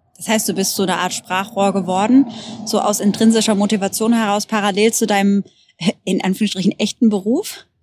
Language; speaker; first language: German; native; German